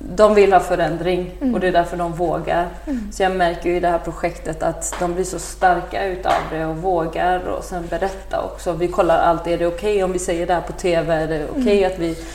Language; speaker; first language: Swedish; early bilingual, other home language; Persian